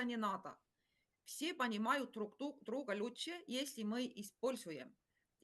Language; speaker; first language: Russian; non-native, fluent; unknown